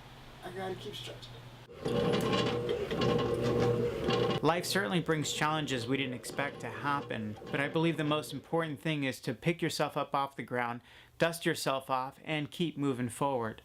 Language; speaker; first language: English; native; English